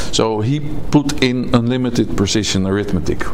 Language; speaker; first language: English; non-native, fluent; Dutch